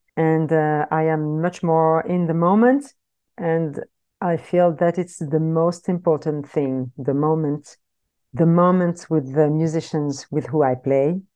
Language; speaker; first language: English; non-native, fluent; French